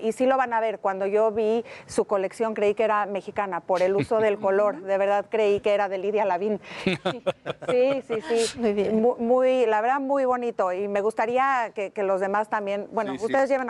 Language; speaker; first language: Spanish; native; Spanish